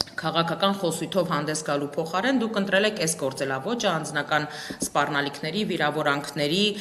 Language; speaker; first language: Armenian; native; Armenian